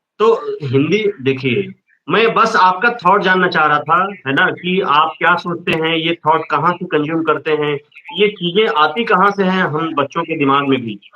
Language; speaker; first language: Hindi; native; Hindi